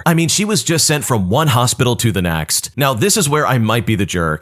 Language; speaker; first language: English; native; English